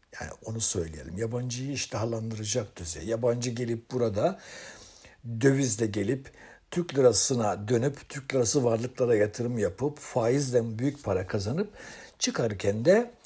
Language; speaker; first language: Turkish; native; Turkish